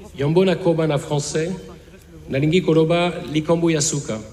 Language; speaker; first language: Lingala; non-native, learner; French